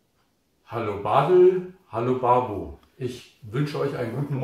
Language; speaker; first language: German; native; German